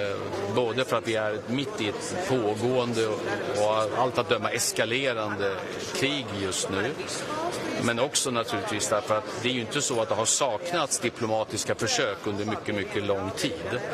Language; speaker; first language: Swedish; native; Swedish